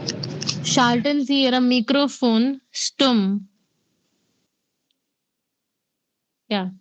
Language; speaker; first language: German; non-native, fluent; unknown